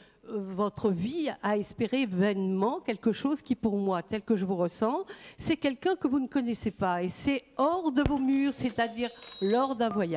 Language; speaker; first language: French; native; French